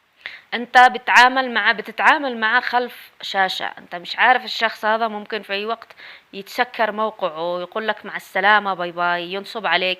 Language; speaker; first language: Arabic; native; Arabic